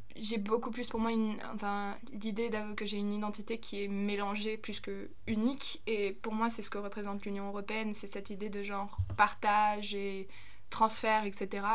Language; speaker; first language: French; early bilingual, other home language; German